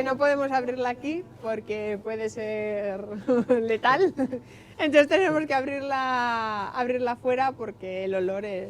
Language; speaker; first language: Spanish; native; Spanish